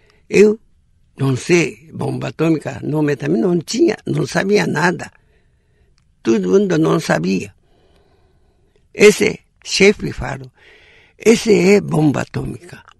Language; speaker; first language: Portuguese; non-native, learner; Japanese